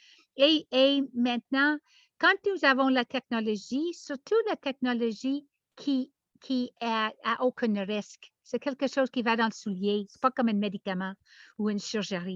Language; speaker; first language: French; non-native, learner; English